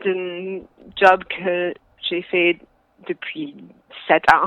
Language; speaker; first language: French; non-native, local second language; English